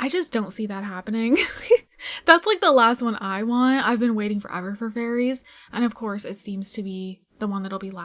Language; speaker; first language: English; native; English